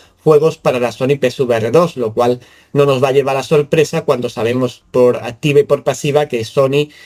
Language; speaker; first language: Spanish; native; Spanish